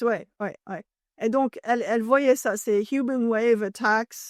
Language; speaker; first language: French; non-native, fluent; English